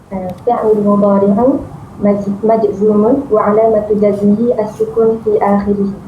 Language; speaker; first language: Arabic; non-native, learner; Malay